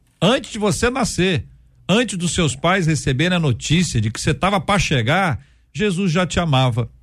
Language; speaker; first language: Portuguese; native; Portuguese